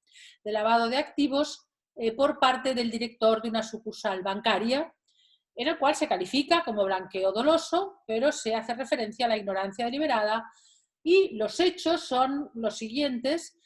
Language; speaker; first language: Spanish; native; Spanish